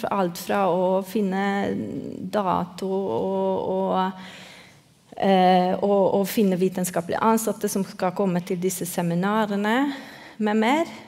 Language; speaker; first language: Norwegian; non-native, fluent; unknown